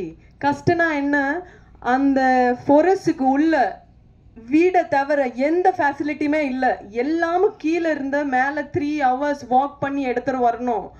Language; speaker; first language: Tamil; non-native, fluent; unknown